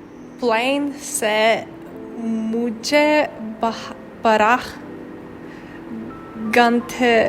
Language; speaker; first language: Hindi; non-native, learner; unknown